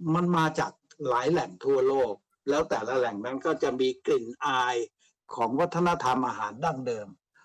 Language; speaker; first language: Thai; native; Thai